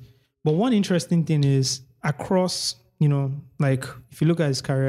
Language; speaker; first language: English; non-native, local second language; Yoruba